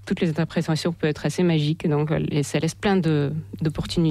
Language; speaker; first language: French; non-native, fluent; Russian